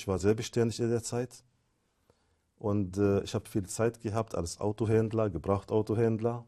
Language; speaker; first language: German; non-native, fluent; Arabic